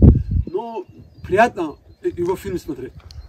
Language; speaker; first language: Russian; non-native, local second language; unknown